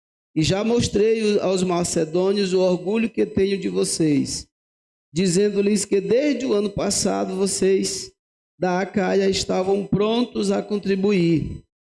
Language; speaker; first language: Portuguese; native; Portuguese